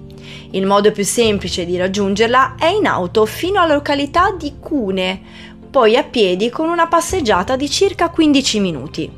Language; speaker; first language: Italian; native; Italian